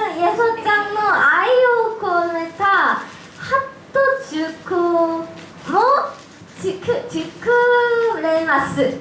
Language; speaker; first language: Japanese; non-native, learner; Korean